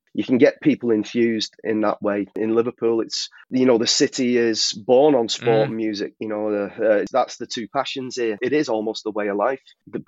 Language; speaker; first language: English; native; English